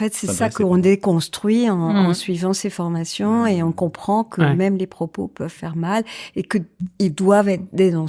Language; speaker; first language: French; native; French